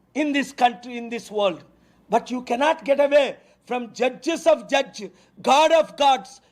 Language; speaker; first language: English; non-native, local second language; Telugu